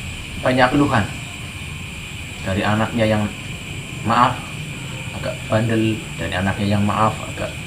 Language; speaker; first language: Indonesian; native; Indonesian